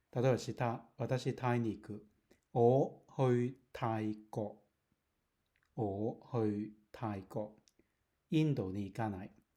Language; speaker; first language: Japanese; non-native, fluent; Cantonese